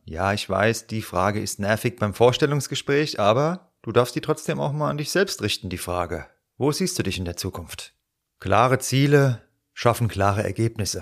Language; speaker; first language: German; native; German